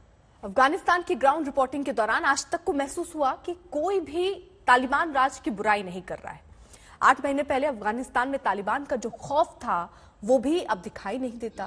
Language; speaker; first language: Hindi; native; Hindi